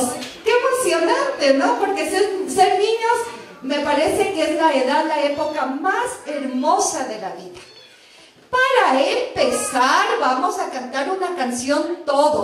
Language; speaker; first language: Spanish; native; Spanish